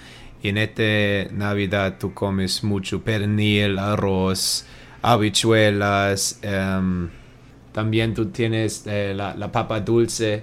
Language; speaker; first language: Spanish; non-native, learner; German